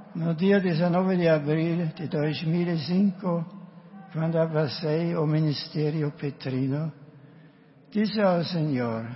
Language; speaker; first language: Spanish; non-native, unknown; German